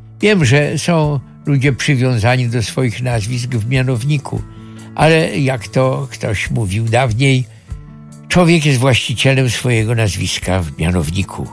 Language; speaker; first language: Polish; native; Polish